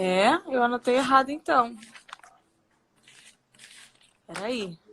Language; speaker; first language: Portuguese; native; Portuguese